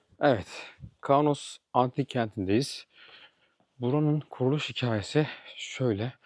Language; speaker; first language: Turkish; native; Turkish